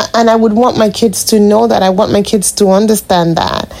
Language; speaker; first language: English; non-native, local second language; Igbo